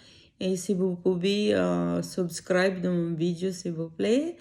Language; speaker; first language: French; non-native, learner; Filipino